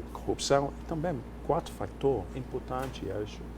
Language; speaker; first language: Portuguese; non-native, fluent; English